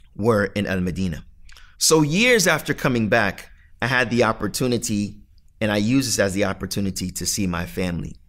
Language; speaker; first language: English; native; English